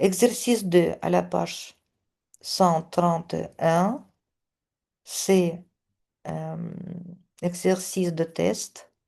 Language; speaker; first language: French; non-native, fluent; Russian